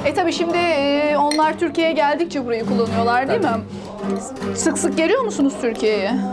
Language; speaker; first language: Turkish; native; Turkish